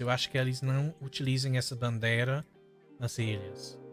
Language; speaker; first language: Portuguese; non-native, fluent; English